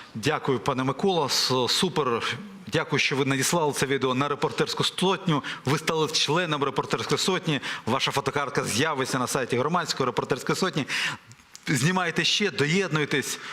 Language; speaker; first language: Ukrainian; native; Ukrainian